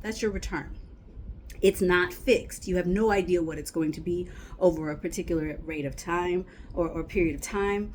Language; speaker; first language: English; native; English